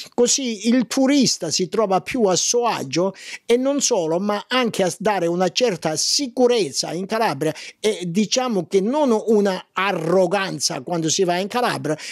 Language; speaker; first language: Italian; native; Italian